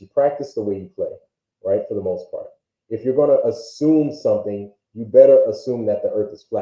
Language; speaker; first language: English; native; English